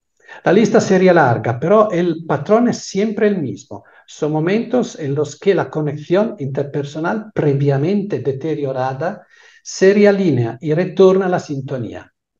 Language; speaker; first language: Spanish; non-native, fluent; Italian